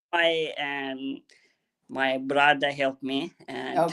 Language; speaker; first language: English; non-native, learner; Azerbaijani